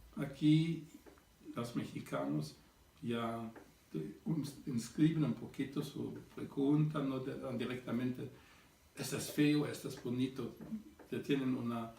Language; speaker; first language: Spanish; non-native, fluent; German